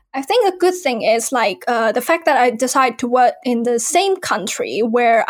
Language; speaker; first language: English; non-native, local second language; Cantonese